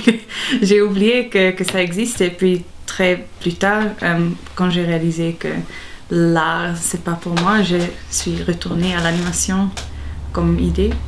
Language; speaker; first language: French; non-native, local second language; German